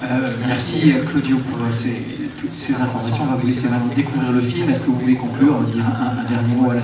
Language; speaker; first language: French; native; French